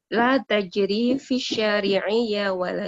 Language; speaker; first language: Arabic; non-native, learner; Indonesian